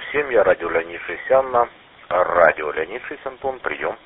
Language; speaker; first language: Russian; native; Russian